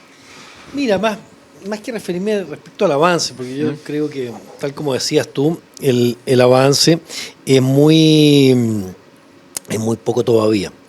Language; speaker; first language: Spanish; native; Spanish